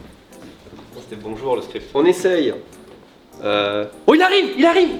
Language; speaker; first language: French; native; French